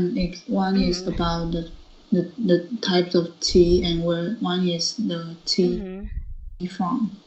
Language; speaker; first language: English; non-native, learner; Chinese